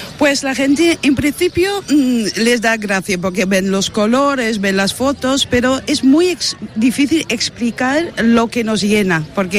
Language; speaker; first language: Spanish; non-native, fluent; Dutch